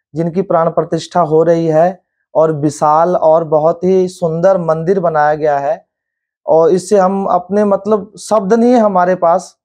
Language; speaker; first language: Hindi; native; Hindi